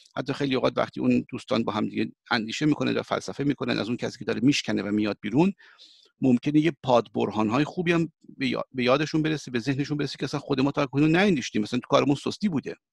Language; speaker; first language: Persian; early bilingual, heritage; Persian